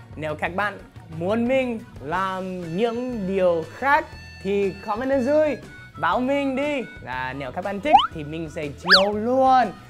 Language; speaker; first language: Vietnamese; non-native, fluent; English